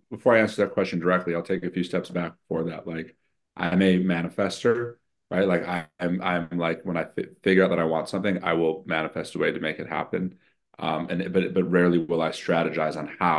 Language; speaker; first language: English; native; English